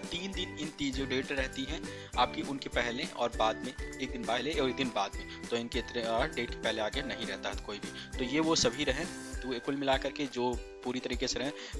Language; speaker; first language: Hindi; native; Hindi